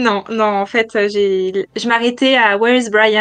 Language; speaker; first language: French; native; French